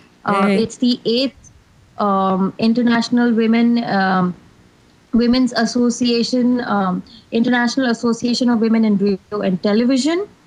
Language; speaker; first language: English; non-native, local second language; Hindi